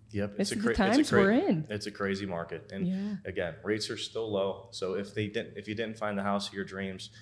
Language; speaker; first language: English; native; English